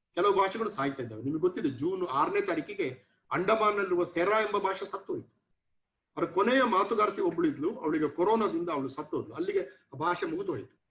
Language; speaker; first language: Kannada; non-native, local second language; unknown